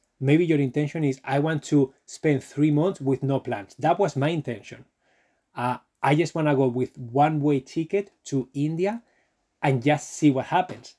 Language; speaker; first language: English; non-native, fluent; Spanish